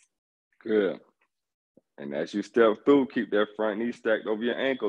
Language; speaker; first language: English; native; English